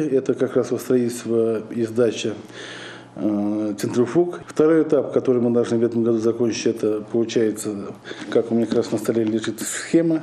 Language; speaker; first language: Russian; native; Russian